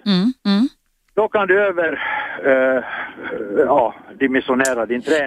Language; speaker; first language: Swedish; non-native, fluent; Finnish